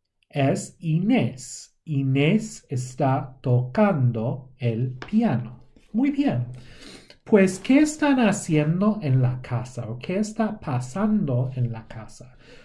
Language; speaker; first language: Spanish; non-native, fluent; English